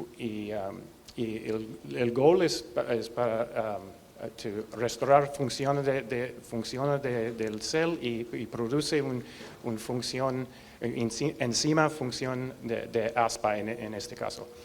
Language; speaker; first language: Spanish; non-native, learner; English